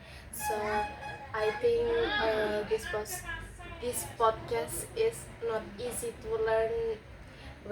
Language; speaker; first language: English; non-native, learner; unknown